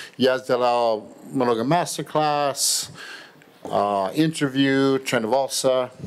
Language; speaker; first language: Russian; non-native, learner; English